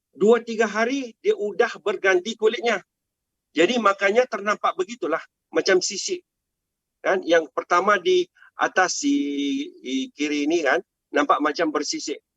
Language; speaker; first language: Malay; non-native, local second language; Chinese